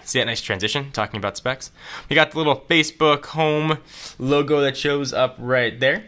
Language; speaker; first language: English; native; English